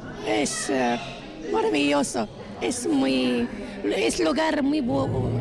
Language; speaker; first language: Spanish; non-native, learner; Arabic